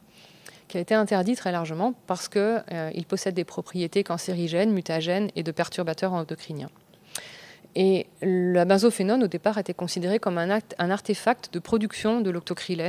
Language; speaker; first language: French; native; French